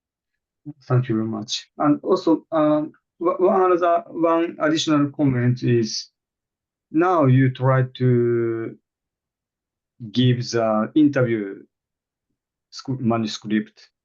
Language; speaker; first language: English; non-native, fluent; Japanese